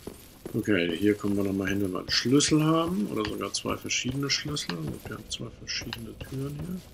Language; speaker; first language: German; native; German